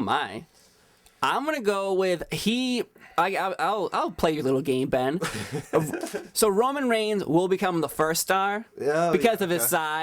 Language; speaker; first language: English; native; English